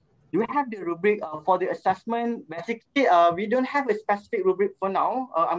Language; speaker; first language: English; non-native, local second language; Malay